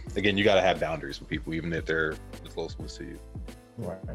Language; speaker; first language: English; native; English